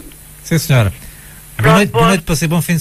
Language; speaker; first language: Portuguese; native; Portuguese